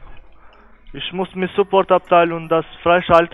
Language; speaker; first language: German; non-native, learner; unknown